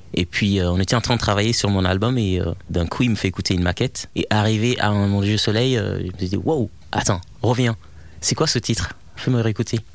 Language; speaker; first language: French; non-native, fluent; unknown